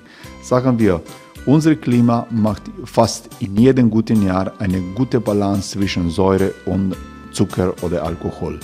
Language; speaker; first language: German; non-native, fluent; Croatian